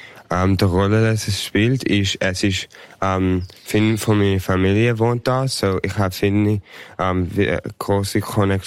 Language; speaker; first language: German; early bilingual, heritage; English